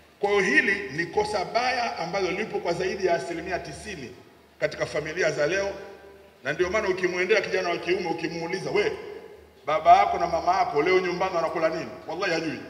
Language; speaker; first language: Swahili; native; Swahili